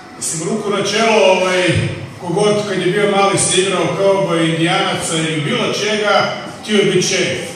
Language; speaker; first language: Croatian; native; Croatian